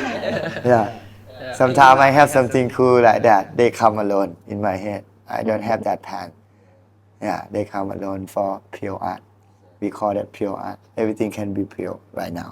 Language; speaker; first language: English; non-native, learner; Thai